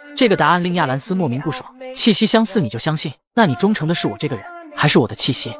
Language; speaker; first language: Chinese; native; Chinese